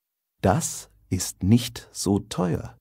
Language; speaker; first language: German; non-native, fluent; English